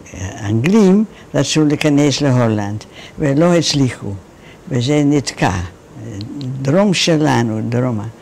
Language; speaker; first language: Hebrew; non-native, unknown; Dutch